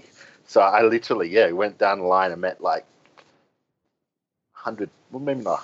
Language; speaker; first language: English; native; English